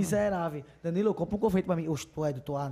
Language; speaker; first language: Portuguese; native; Portuguese